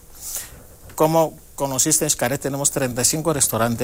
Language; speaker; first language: Spanish; non-native, fluent; Greek